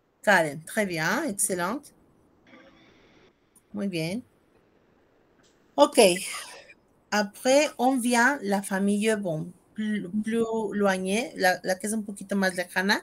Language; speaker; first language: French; non-native, fluent; Spanish